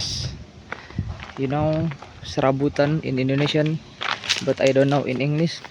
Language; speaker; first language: English; non-native, learner; Indonesian